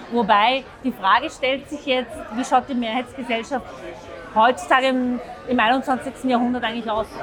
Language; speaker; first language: German; early bilingual, other home language; Zaza